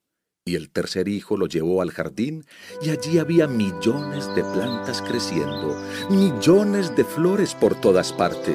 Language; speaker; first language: Spanish; native; Spanish